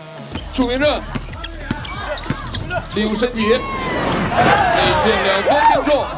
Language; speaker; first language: Chinese; native; Chinese